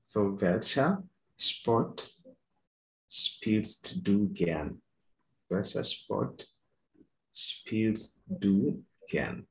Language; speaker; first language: German; non-native, fluent; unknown